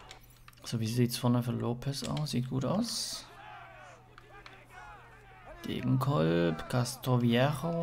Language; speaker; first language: German; native; German